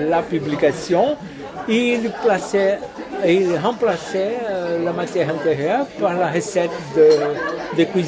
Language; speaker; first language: French; non-native, fluent; Portuguese